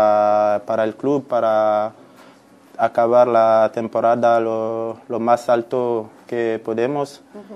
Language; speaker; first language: Spanish; non-native, fluent; French